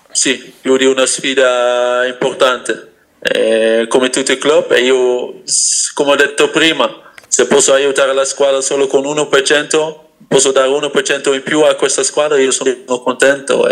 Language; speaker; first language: Italian; non-native, fluent; Dutch